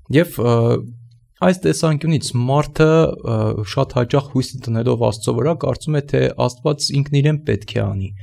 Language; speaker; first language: Armenian; native; Armenian